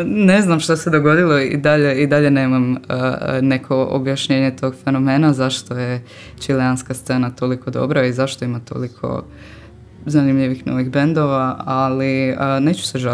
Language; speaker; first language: Croatian; native; Croatian